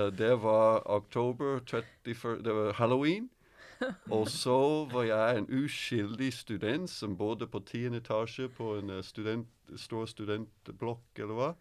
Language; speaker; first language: Norwegian; non-native, fluent; English